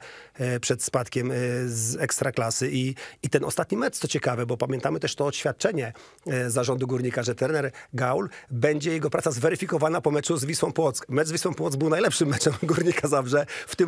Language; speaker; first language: Polish; native; Polish